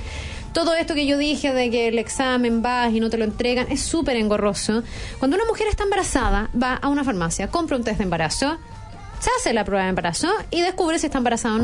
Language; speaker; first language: Spanish; native; Spanish